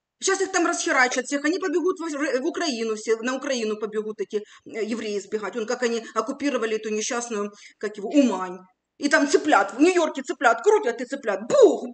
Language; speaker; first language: Russian; native; Russian